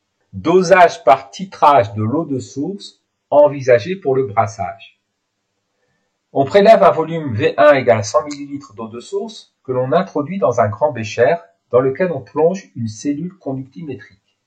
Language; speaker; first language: French; native; French